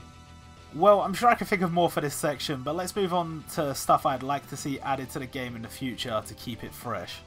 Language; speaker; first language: English; native; English